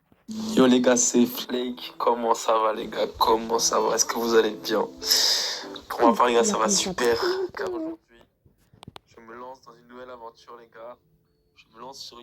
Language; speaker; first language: French; native; French